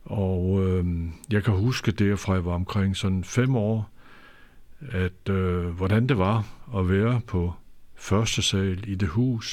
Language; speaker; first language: Danish; native; Danish